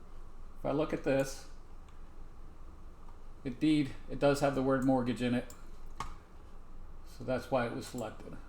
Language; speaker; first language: English; native; English